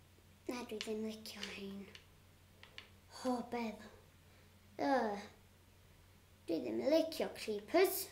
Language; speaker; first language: Welsh; non-native, local second language; English